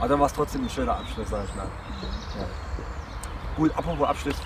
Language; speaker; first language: German; native; German